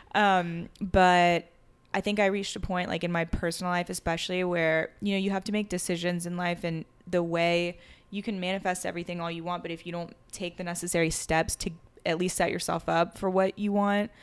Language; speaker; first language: English; early bilingual, other home language; French